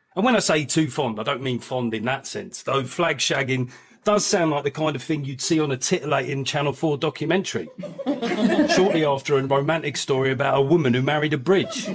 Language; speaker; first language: English; native; English